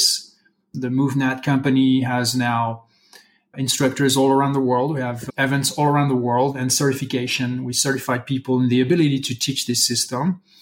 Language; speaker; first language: English; non-native, fluent; French